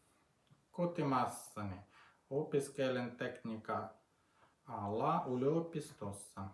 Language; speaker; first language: Finnish; non-native, learner; Russian